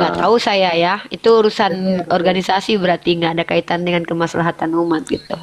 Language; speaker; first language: Indonesian; native; Indonesian